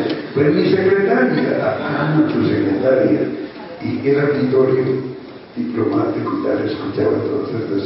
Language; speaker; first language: Spanish; native; Spanish